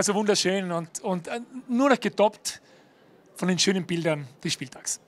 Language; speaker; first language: German; native; German